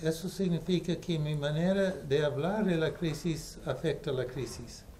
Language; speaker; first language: Spanish; non-native, fluent; English